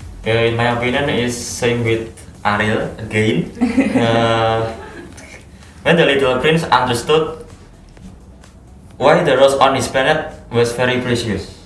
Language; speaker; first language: English; non-native, learner; Indonesian